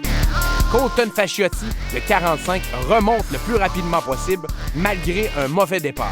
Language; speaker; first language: French; native; French